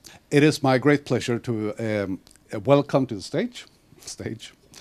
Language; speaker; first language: English; non-native, fluent; Swedish